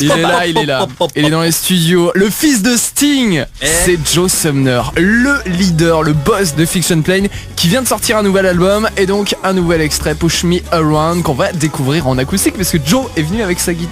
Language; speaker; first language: French; native; French